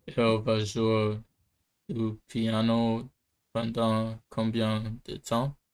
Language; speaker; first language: French; non-native, learner; English